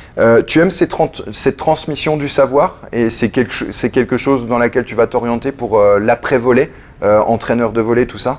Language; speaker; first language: French; native; French